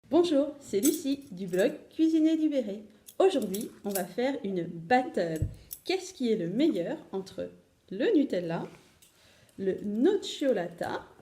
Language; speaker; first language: French; native; French